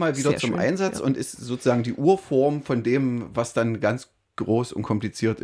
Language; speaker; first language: German; native; German